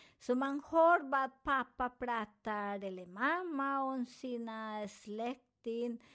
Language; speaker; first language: Swedish; non-native, learner; Spanish